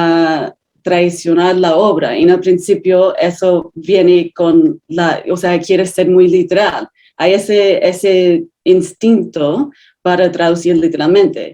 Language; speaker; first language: Spanish; non-native, fluent; English